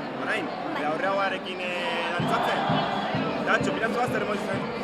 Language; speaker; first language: Basque; native; Basque